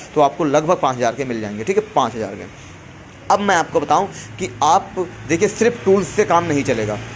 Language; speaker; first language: Hindi; native; Hindi